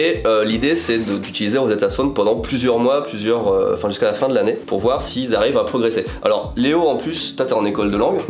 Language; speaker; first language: French; native; French